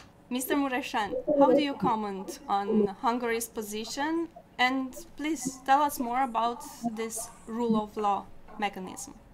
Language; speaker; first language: English; non-native, fluent; Romanian